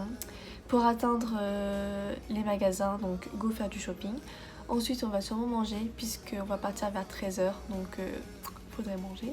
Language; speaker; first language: French; native; French